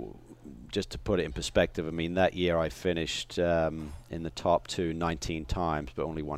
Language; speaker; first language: English; native; English